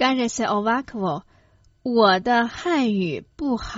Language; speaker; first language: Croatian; non-native, fluent; Chinese